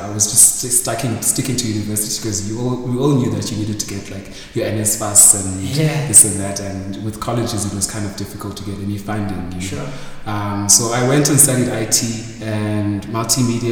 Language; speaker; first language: English; non-native, local second language; Xhosa